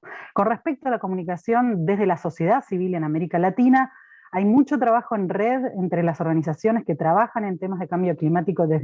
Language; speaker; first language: Spanish; native; Spanish